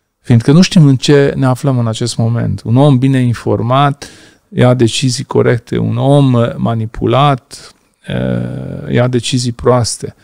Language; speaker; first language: Romanian; non-native, local second language; Hungarian